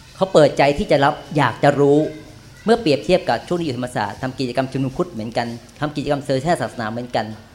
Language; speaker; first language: Thai; native; Thai